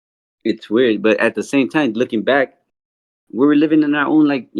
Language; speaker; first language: English; native; English